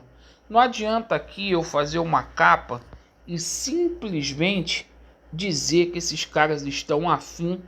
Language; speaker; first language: Portuguese; native; Portuguese